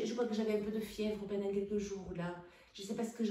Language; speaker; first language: French; native; French